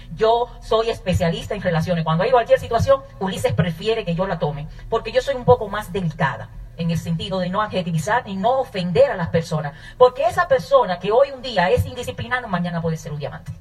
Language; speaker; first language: Spanish; native; Spanish